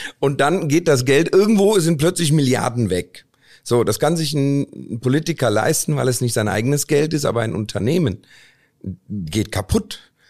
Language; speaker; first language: German; early bilingual, other home language; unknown